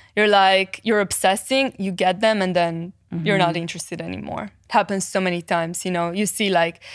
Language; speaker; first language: English; non-native, fluent; Romanian